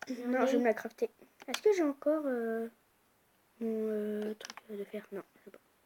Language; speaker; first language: French; native; French